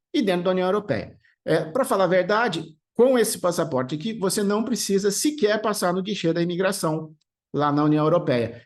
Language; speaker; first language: Portuguese; native; Portuguese